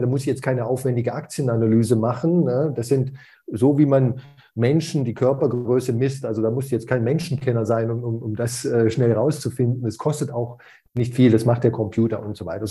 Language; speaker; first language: German; native; German